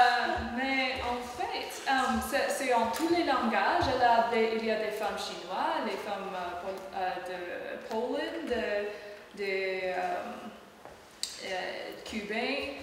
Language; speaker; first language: French; non-native, learner; English